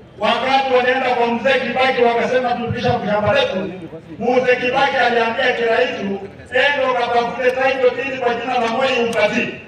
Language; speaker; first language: Swahili; non-native, local second language; Luyia